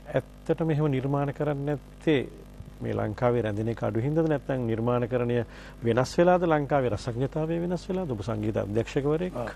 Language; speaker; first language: Sinhala; native; Sinhala